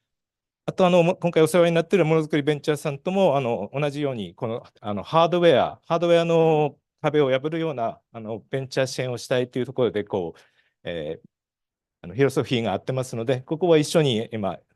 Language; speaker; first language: Japanese; native; Japanese